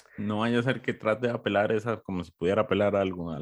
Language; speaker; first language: Spanish; native; Spanish